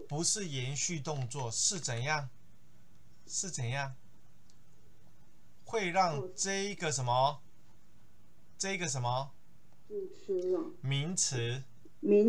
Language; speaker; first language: Chinese; native; Chinese